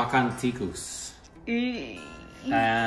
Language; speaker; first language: Indonesian; non-native, learner; English